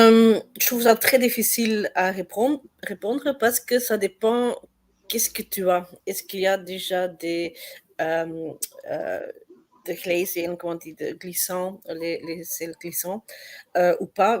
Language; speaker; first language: French; non-native, learner; Dutch